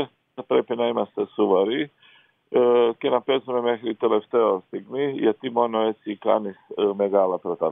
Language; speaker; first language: Greek; non-native, fluent; Croatian